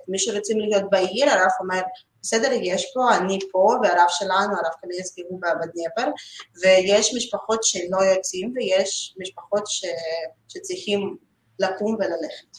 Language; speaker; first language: Hebrew; non-native, learner; Russian